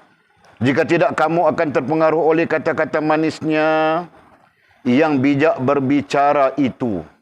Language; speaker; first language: Malay; native; Malay